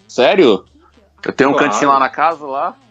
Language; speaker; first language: Portuguese; native; Portuguese